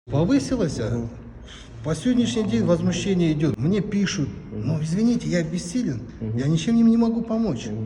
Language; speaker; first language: Russian; non-native, local second language; Kazakh